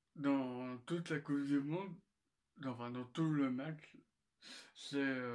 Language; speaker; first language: French; native; French